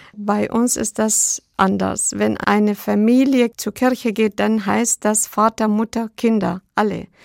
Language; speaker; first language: German; non-native, fluent; Arabic